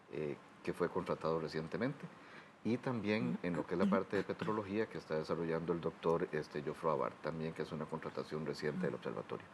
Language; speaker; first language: Spanish; native; Spanish